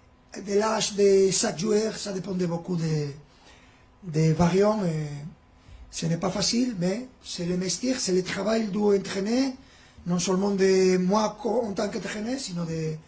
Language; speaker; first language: French; non-native, fluent; Spanish